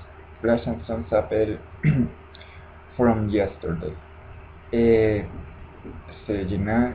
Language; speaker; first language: French; non-native, learner; Spanish